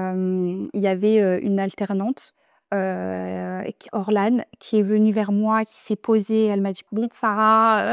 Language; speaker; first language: French; native; French